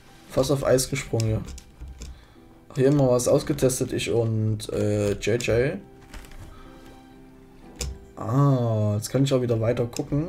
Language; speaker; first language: German; native; German